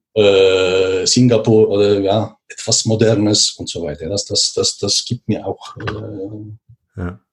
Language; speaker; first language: German; non-native, learner; Polish